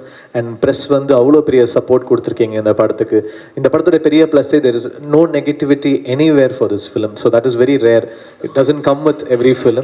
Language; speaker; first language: Tamil; native; Tamil